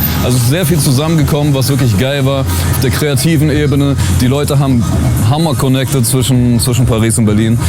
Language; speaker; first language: German; native; German